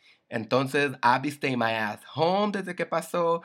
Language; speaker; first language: Spanish; early bilingual, heritage; Spanish